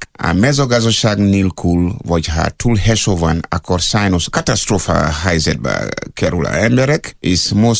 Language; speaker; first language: Hungarian; non-native, learner; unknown